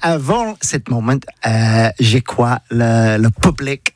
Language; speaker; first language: French; non-native, learner; English